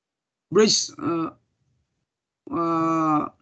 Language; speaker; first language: English; non-native, learner; Vietnamese